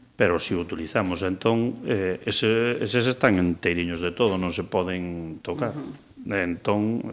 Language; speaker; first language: Galician; native; Galician